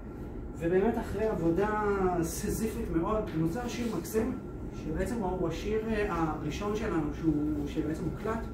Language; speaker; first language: Hebrew; native; Hebrew